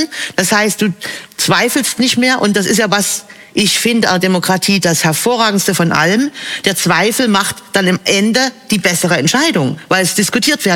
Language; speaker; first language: German; native; German